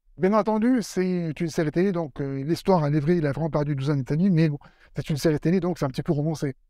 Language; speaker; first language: French; native; French